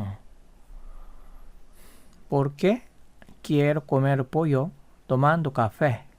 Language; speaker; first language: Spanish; non-native, fluent; Korean